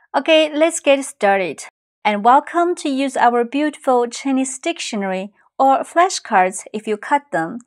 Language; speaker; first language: English; non-native, fluent; Chinese